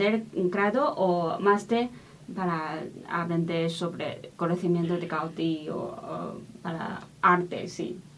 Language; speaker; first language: Spanish; non-native, learner; Chinese